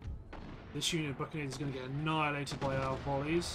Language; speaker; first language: English; native; English